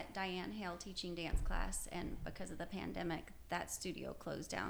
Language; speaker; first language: English; native; English